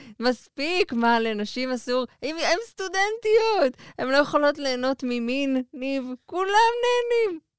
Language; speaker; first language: Hebrew; native; Hebrew